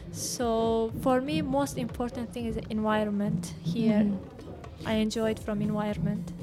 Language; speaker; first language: English; non-native, learner; Russian